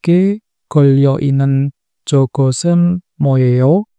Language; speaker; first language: Korean; non-native, fluent; Indonesian